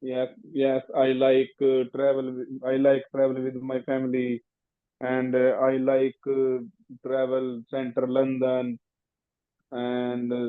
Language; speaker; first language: English; non-native, learner; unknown